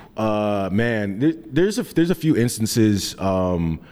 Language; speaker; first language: English; native; English